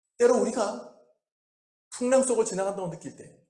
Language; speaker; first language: Korean; native; Korean